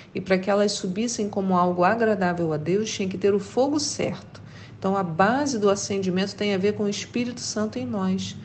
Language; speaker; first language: Portuguese; native; Portuguese